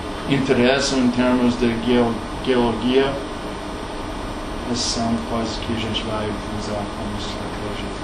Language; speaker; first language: Portuguese; non-native, learner; English